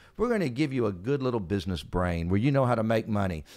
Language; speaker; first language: English; native; English